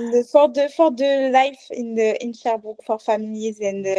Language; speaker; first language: English; non-native, learner; French